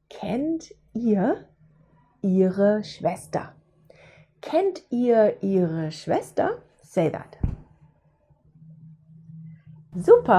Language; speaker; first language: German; non-native, fluent; English